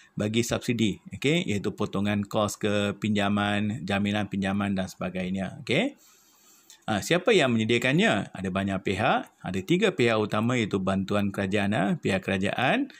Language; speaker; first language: Malay; non-native, local second language; Malayalam